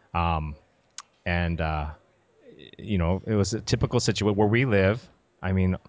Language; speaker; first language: English; native; English